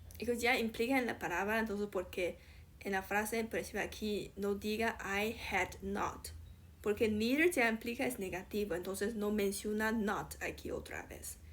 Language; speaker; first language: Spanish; non-native, fluent; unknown